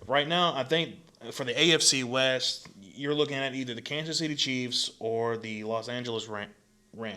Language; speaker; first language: English; native; English